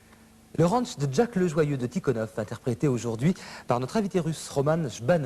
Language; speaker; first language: French; native; French